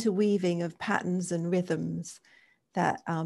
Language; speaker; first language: English; native; English